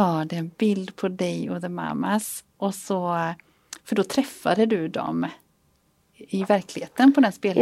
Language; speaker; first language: Swedish; native; Swedish